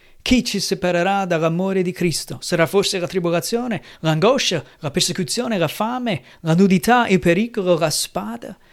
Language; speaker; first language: Italian; non-native, fluent; English